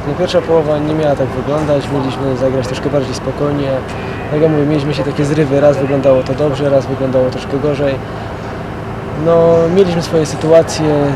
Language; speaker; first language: Polish; native; Polish